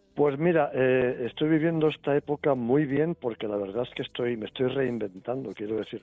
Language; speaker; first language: Spanish; native; Spanish